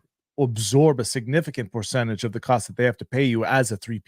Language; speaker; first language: English; native; English